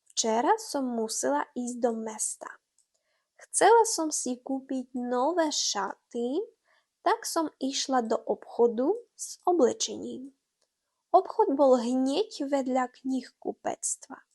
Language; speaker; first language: Slovak; non-native, fluent; Ukrainian